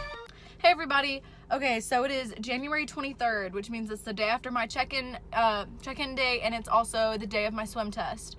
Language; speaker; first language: English; native; English